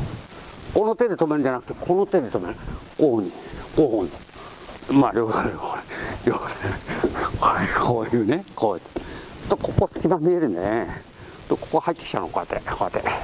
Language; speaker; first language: Japanese; native; Japanese